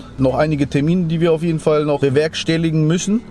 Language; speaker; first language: German; early bilingual, other home language; Russian